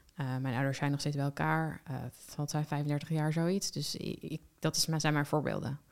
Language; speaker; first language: Dutch; native; Dutch